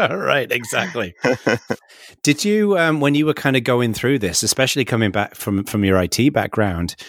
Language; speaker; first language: English; native; English